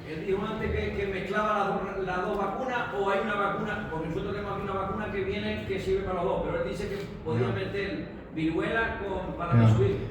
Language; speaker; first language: Spanish; native; Spanish